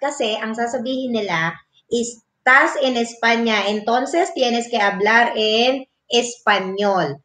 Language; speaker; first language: Spanish; non-native, fluent; Filipino